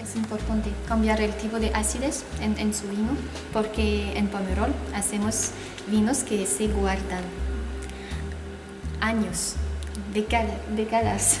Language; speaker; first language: Spanish; non-native, fluent; French